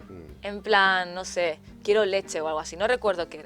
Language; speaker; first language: Spanish; native; Spanish